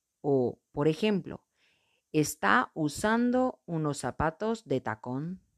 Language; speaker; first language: Spanish; non-native, fluent; Portuguese